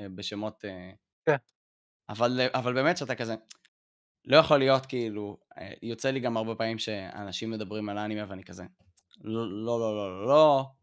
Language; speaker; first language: Hebrew; native; Hebrew